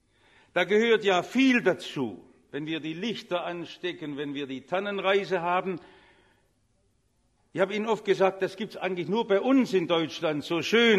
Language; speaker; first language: German; native; German